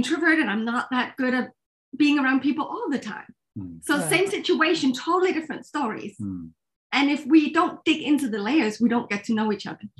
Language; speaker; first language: English; non-native, fluent; Danish